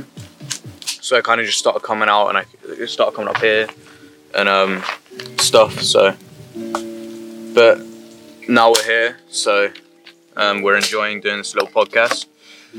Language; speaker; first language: English; native; English